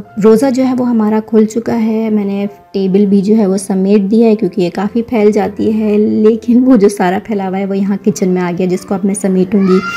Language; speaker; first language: Urdu; native; Urdu